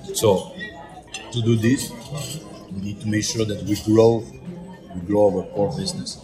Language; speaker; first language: English; non-native, fluent; Spanish